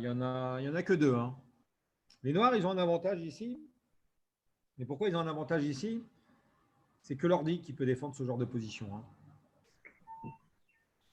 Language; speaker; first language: French; native; French